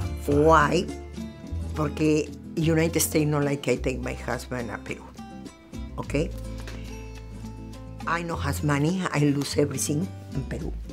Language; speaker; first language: English; non-native, learner; Spanish